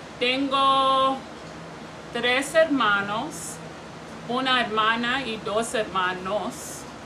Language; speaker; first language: Spanish; early bilingual, heritage; Spanish